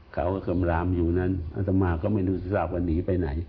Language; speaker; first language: Thai; non-native, fluent; Khmer